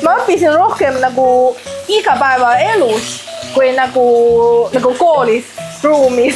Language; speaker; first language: Estonian; non-native, learner; Chinese